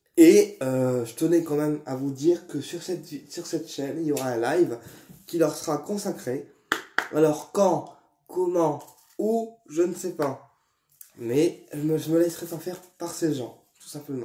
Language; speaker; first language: French; native; French